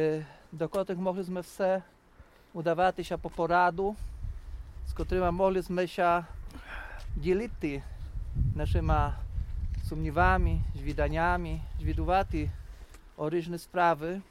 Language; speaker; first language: Polish; non-native, local second language; Rusyn